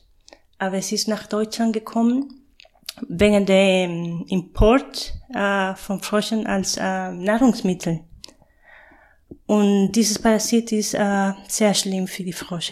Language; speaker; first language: German; non-native, fluent; Spanish